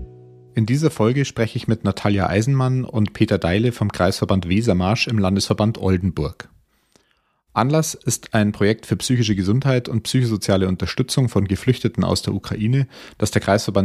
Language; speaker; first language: German; native; German